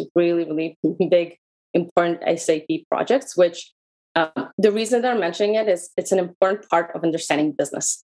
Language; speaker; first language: English; non-native, fluent; Hebrew